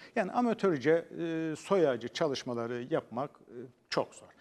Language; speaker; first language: Turkish; native; Turkish